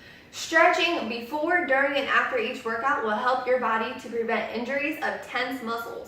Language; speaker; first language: English; native; English